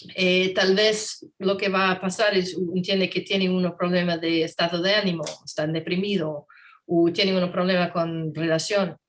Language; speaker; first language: Spanish; non-native, learner; English